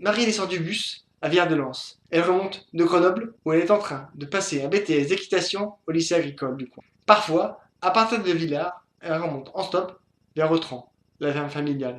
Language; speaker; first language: French; native; French